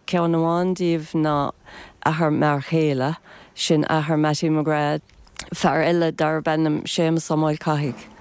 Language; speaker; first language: Irish; non-native, local second language; English